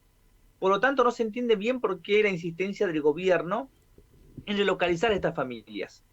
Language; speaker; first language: Spanish; native; Spanish